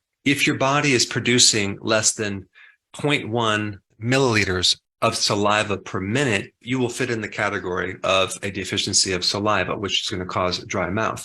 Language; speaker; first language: English; native; English